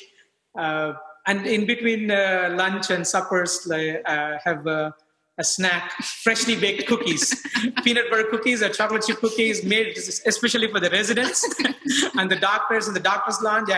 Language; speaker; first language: English; non-native, local second language; Telugu